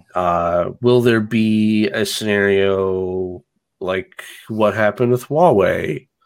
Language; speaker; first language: English; native; English